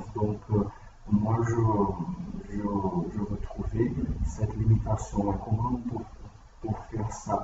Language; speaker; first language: French; non-native, learner; Portuguese